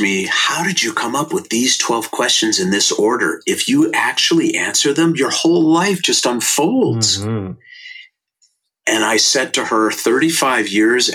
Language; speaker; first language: English; native; English